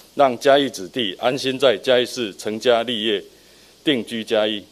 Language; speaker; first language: Chinese; native; Chinese